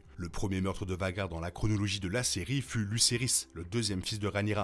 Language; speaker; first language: French; native; French